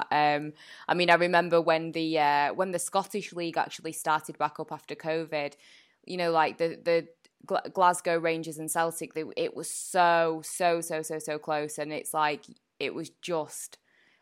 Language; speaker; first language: English; native; English